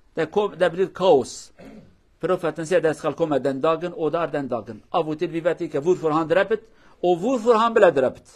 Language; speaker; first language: Norwegian; non-native, fluent; Kurdish